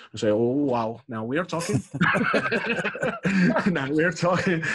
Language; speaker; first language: English; non-native, fluent; Spanish